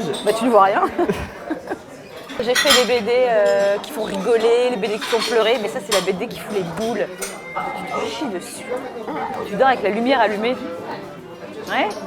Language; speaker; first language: French; native; French